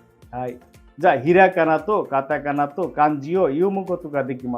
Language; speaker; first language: Japanese; non-native, fluent; Bangla